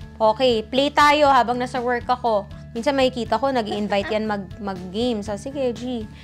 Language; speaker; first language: Filipino; early bilingual, heritage; Filipino